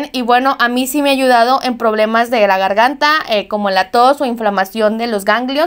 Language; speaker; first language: Spanish; native; Spanish